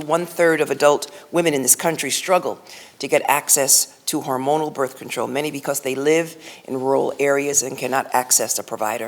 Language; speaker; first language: English; native; English